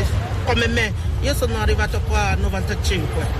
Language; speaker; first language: Italian; non-native, learner; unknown